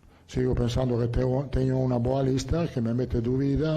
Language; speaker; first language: Portuguese; non-native, learner; Italian